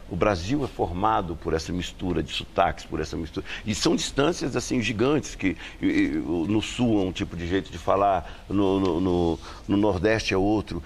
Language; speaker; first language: Portuguese; native; Portuguese